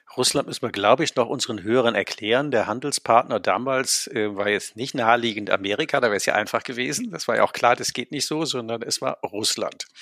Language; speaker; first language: German; native; German